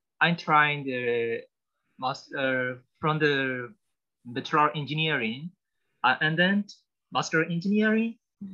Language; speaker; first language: English; non-native, learner; Burmese